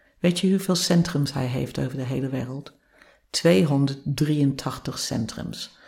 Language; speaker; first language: Dutch; non-native, fluent; English